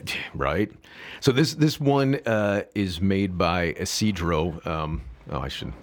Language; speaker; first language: English; native; English